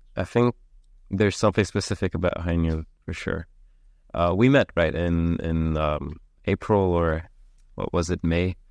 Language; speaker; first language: English; early bilingual, heritage; Lithuanian